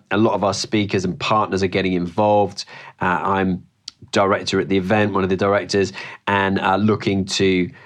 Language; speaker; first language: English; native; English